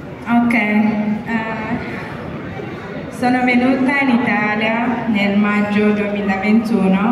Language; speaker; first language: Italian; non-native, learner; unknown